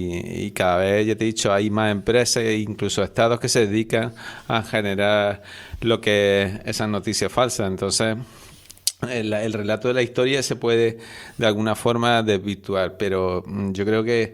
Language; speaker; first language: Spanish; native; Spanish